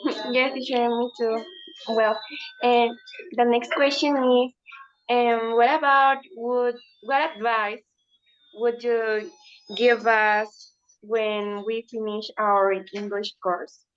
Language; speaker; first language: English; non-native, learner; Spanish